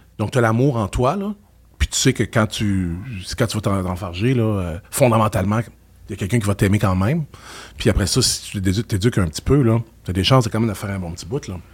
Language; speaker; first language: French; native; French